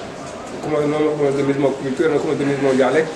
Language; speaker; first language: Spanish; non-native, learner; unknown